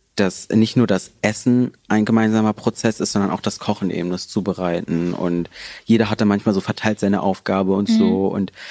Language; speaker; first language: German; native; German